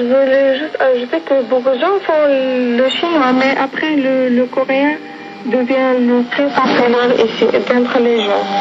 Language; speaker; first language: French; non-native, local second language; Arabic